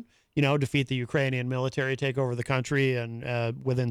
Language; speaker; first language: English; native; English